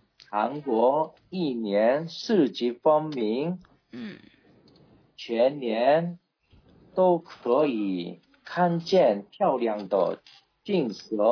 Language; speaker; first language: Chinese; non-native, learner; Korean